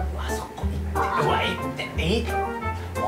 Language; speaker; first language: Japanese; native; Japanese